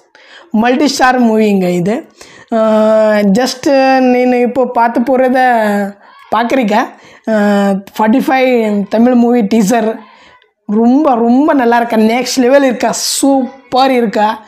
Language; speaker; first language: Tamil; non-native, local second language; Kannada